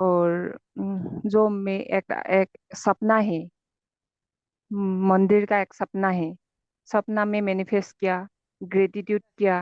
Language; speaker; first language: Hindi; non-native, local second language; Assamese